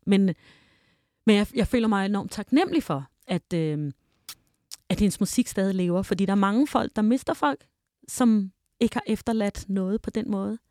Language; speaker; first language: Danish; early bilingual, heritage; Danish